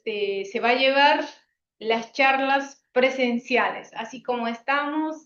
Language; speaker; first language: Spanish; native; Spanish